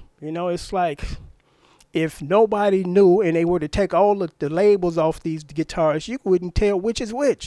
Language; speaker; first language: English; native; English